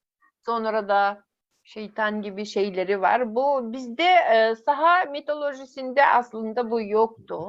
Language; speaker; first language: Turkish; non-native, fluent; Yakut